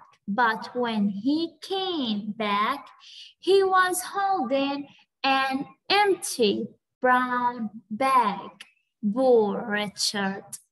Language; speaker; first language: English; non-native, fluent; Arabic